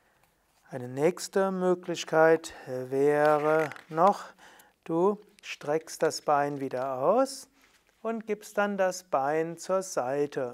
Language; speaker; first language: German; native; German